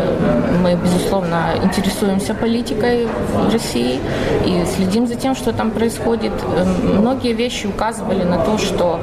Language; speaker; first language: Russian; native; Russian